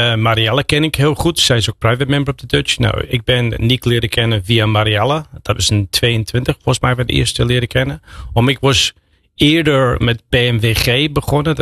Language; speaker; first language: Dutch; non-native, fluent; English